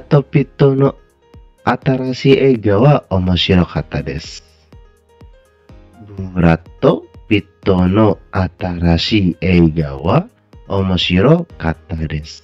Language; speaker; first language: Japanese; non-native, fluent; Indonesian